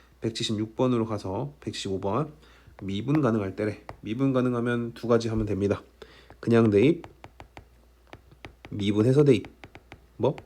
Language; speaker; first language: Korean; native; Korean